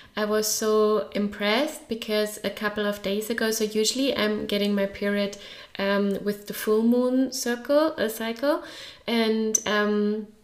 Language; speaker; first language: English; non-native, fluent; German